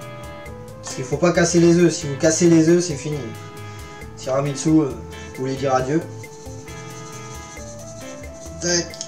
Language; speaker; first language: French; native; French